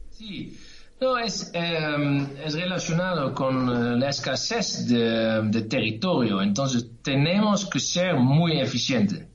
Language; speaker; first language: Spanish; non-native, learner; Dutch